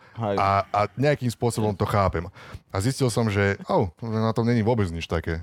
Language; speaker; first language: Slovak; native; Slovak